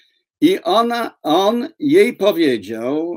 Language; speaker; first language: Polish; non-native, fluent; English